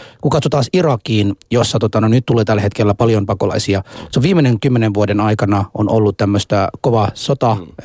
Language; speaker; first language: Finnish; non-native, fluent; Somali